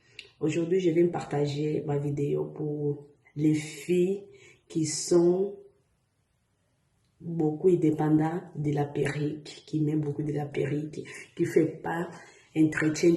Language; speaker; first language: French; non-native, learner; Portuguese